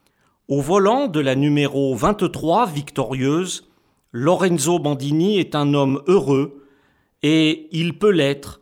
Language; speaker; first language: French; native; French